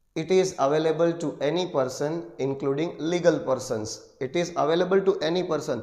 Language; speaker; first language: English; non-native, local second language; Gujarati